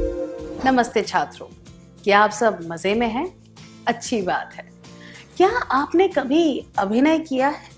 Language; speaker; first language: Hindi; native; Hindi